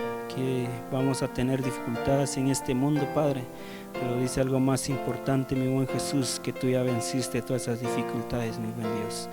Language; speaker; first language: Spanish; native; Spanish